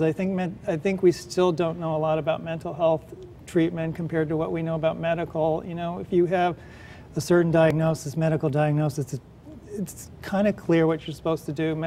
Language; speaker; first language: English; native; English